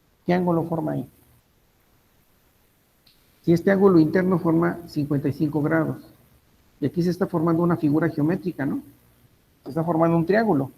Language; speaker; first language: Spanish; native; Spanish